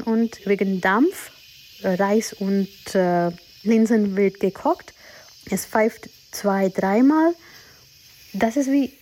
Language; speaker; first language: German; non-native, fluent; Gujarati